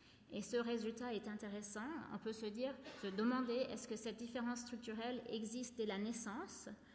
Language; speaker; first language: French; non-native, fluent; English